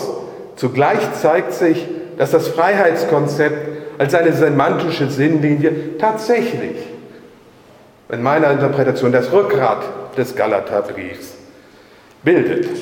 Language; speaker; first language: German; native; German